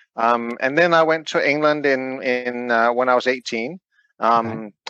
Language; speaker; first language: English; non-native, fluent; Danish